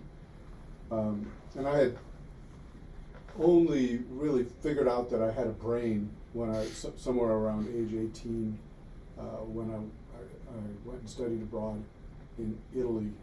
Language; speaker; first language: English; native; English